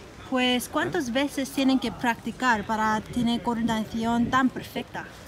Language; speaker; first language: Spanish; non-native, learner; English